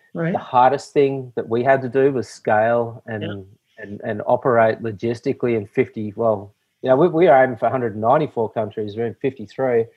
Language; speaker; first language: English; native; English